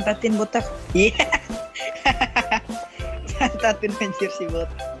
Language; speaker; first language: Indonesian; native; Indonesian